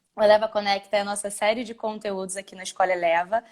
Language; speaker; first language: Portuguese; native; Portuguese